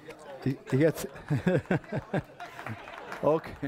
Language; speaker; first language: German; native; German